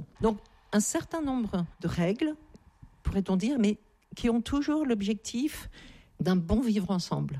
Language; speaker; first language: French; native; French